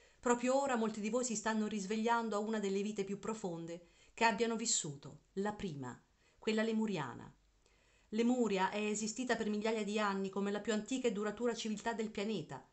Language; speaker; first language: Italian; native; Italian